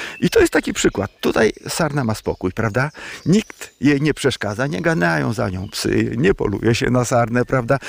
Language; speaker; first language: Polish; native; Polish